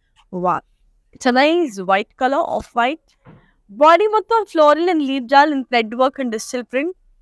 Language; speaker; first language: English; non-native, local second language; Telugu